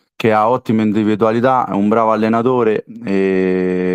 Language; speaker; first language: Italian; native; Italian